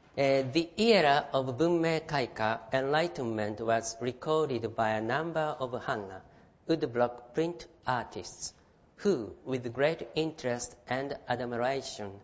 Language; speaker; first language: English; non-native, fluent; Japanese